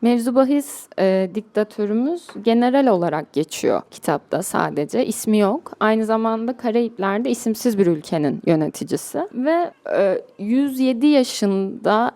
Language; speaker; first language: Turkish; native; Turkish